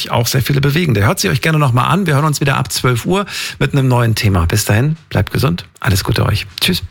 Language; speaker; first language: German; native; German